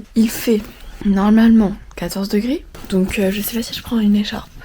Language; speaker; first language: French; native; French